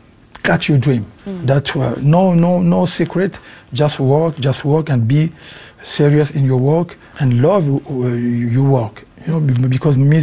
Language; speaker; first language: English; non-native, learner; Lingala